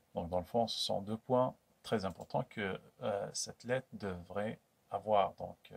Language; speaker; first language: French; non-native, local second language; Kabyle